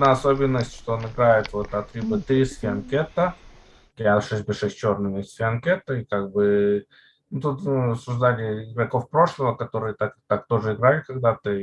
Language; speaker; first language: Russian; native; Russian